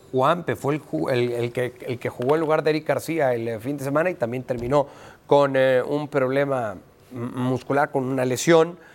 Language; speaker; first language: Spanish; native; Spanish